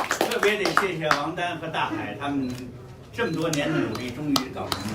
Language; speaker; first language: Chinese; native; Chinese